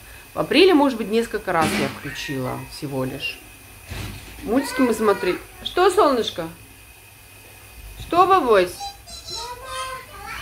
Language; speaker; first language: Russian; native; Russian